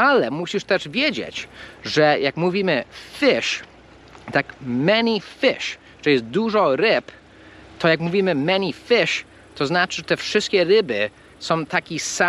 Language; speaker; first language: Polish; non-native, fluent; English